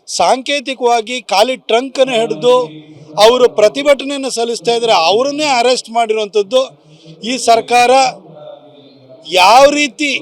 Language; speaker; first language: Kannada; native; Kannada